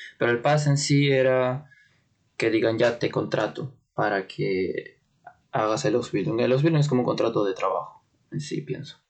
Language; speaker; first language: Spanish; native; Spanish